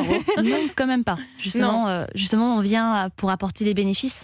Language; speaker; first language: French; native; French